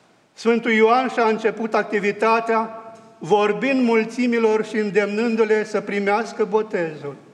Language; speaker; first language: Romanian; native; Romanian